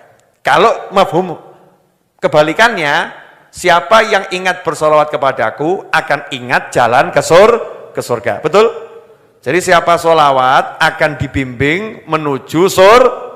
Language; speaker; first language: Indonesian; native; Indonesian